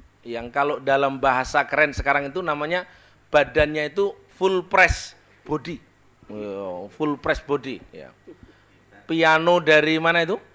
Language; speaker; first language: Indonesian; native; Indonesian